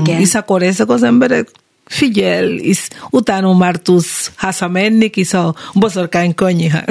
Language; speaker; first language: Hungarian; non-native, learner; Spanish